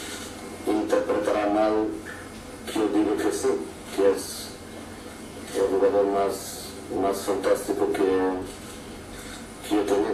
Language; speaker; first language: Spanish; non-native, fluent; Portuguese